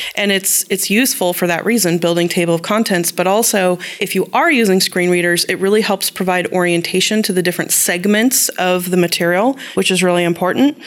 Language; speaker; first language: English; native; English